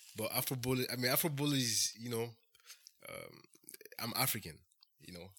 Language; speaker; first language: English; early bilingual, heritage; French